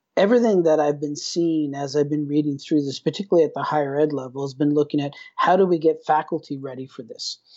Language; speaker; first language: English; native; English